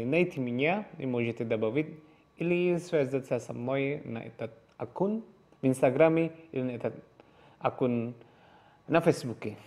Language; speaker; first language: Russian; non-native, learner; Javanese